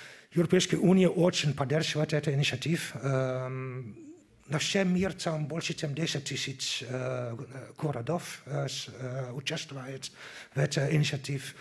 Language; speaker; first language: Russian; non-native, learner; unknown